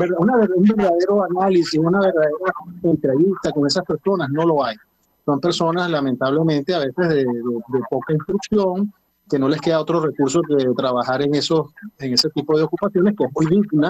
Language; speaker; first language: Spanish; native; Spanish